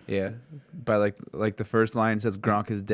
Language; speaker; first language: English; native; English